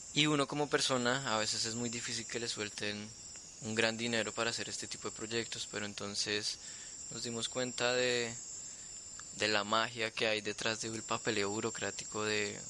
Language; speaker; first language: Spanish; native; Spanish